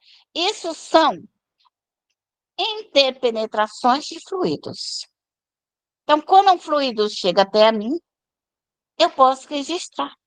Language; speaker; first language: Portuguese; native; Portuguese